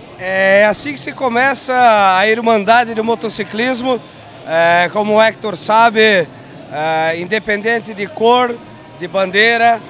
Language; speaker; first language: Spanish; non-native, learner; Portuguese